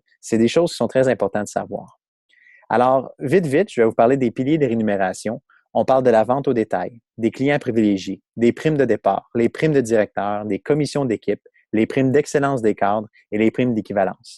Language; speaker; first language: French; native; French